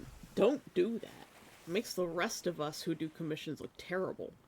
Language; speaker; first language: English; native; English